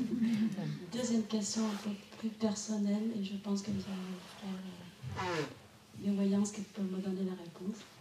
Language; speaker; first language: French; non-native, fluent; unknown